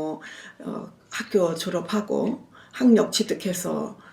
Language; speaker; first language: Korean; non-native, fluent; English